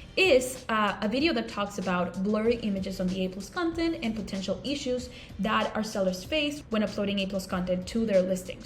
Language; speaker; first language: English; non-native, local second language; Spanish